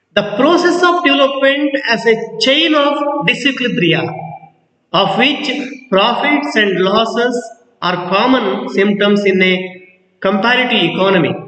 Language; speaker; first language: English; non-native, local second language; Kannada